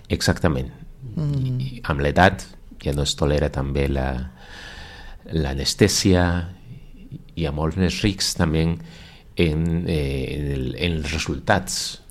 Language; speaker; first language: Catalan; non-native, fluent; Spanish